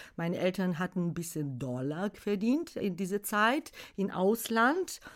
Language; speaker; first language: German; non-native, fluent; Bulgarian